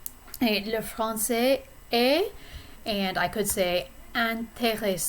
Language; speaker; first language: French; non-native, fluent; English